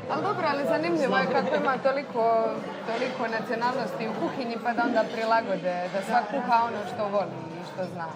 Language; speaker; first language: Bosnian; native; Bosnian